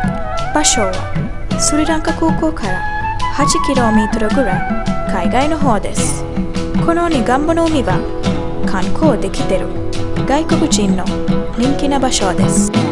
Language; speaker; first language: Japanese; non-native, learner; Sinhala